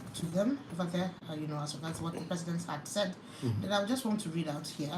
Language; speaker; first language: English; non-native, local second language; Yoruba